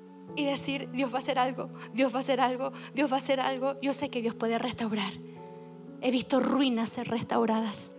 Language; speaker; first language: Spanish; native; Spanish